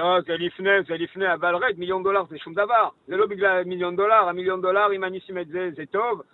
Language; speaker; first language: Hebrew; non-native, learner; French